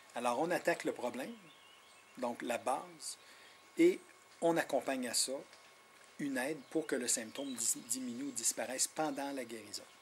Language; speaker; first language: French; non-native, local second language; Innu-aimun